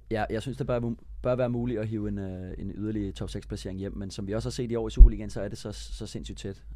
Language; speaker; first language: Danish; native; Danish